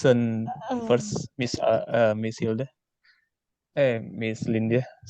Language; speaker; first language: English; non-native, learner; Indonesian